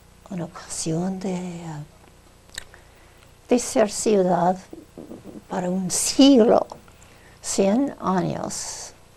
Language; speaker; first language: Spanish; non-native, learner; English